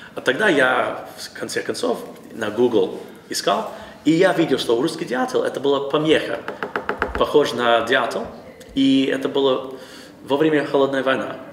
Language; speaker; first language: Russian; non-native, learner; English